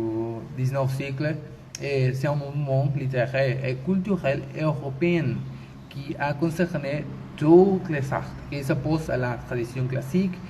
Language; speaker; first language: French; non-native, learner; Spanish